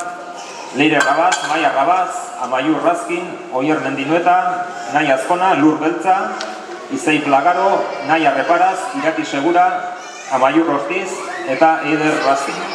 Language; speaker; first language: Basque; native; Basque